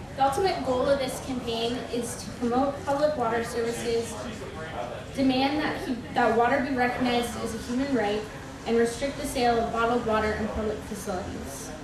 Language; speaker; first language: English; native; English